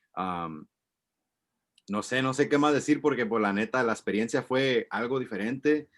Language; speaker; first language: Spanish; early bilingual, other home language; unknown